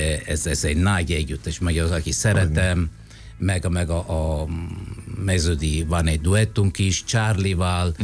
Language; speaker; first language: Hungarian; non-native, fluent; Italian